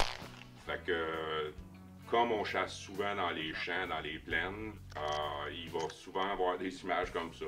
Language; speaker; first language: French; native; French